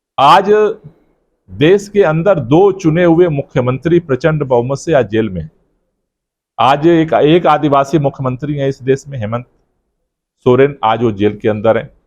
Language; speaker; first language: Hindi; native; Hindi